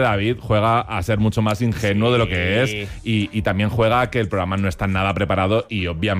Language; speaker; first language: Spanish; native; Spanish